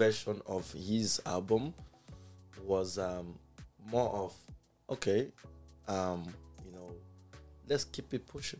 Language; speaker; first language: English; non-native, local second language; Igbo